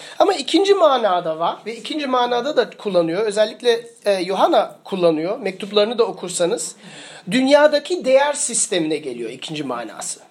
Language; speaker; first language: Turkish; early bilingual, heritage; Turkish